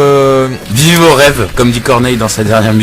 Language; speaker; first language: French; native; French